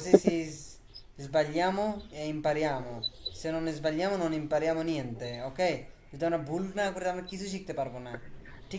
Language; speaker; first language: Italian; non-native, fluent; Bangla